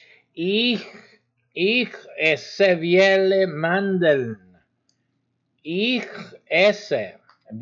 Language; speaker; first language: German; non-native, learner; English